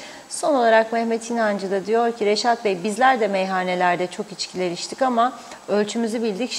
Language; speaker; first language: Turkish; native; Turkish